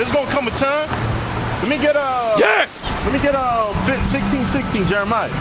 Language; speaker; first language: English; early bilingual, other home language; Spanish